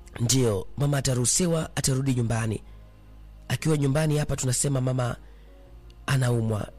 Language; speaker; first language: Swahili; native; Swahili